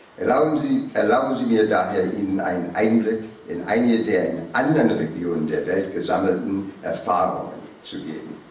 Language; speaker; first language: German; non-native, fluent; English